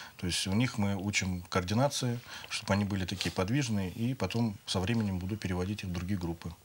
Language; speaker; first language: Russian; native; Russian